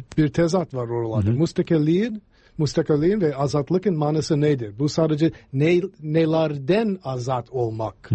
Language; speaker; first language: Turkish; non-native, fluent; English